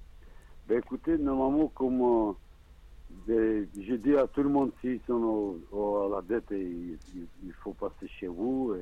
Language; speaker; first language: French; non-native, learner; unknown